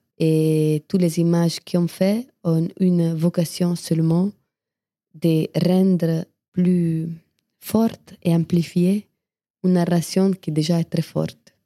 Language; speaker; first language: French; non-native, fluent; Italian